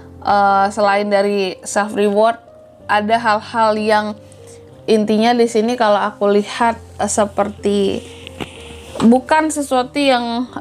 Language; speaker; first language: Indonesian; native; Indonesian